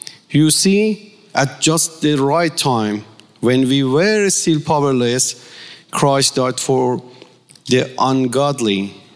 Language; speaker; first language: English; non-native, fluent; Persian